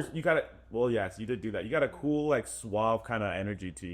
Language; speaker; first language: English; native; English